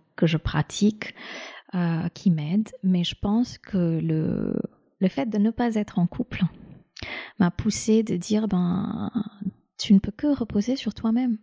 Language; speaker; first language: French; non-native, fluent; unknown